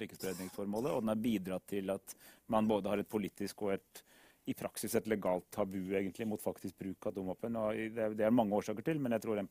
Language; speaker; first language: Norwegian; native; Norwegian